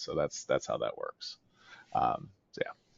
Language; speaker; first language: English; native; English